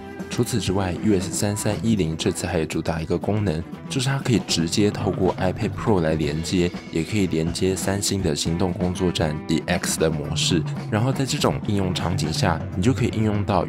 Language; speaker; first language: Chinese; native; Chinese